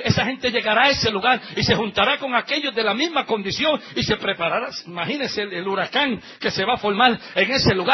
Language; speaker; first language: Spanish; native; Spanish